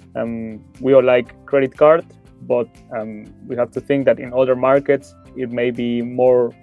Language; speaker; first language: English; non-native, fluent; Spanish